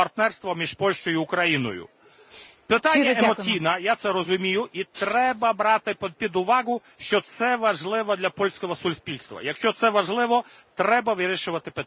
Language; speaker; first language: Ukrainian; non-native, fluent; Latvian